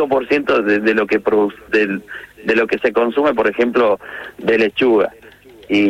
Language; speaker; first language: Spanish; native; Spanish